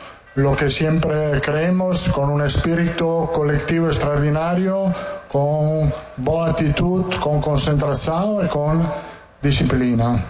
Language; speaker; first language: Portuguese; non-native, fluent; Italian